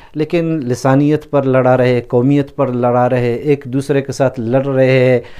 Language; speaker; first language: Urdu; non-native, local second language; Baluchi